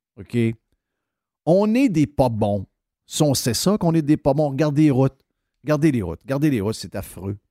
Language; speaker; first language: French; native; French